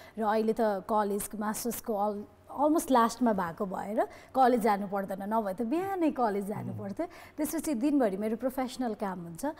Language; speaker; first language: Nepali; non-native, local second language; Newari